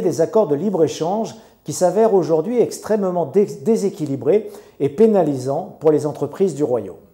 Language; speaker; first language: French; non-native, local second language; Arabic